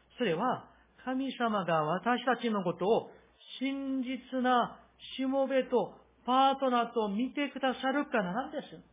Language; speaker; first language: Japanese; non-native, fluent; Korean